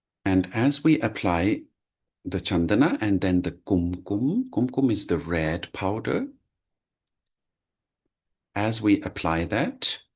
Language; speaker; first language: English; non-native, fluent; German